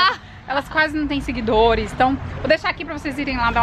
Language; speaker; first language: Portuguese; native; Portuguese